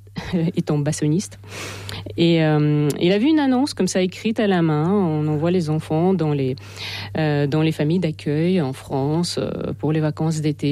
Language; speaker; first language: French; non-native, fluent; Russian